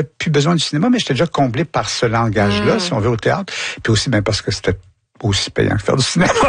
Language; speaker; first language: French; native; French